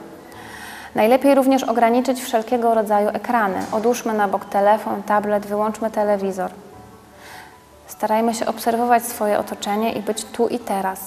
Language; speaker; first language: Polish; native; Polish